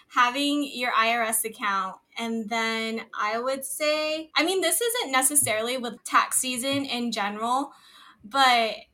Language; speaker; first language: English; early bilingual, other home language; Filipino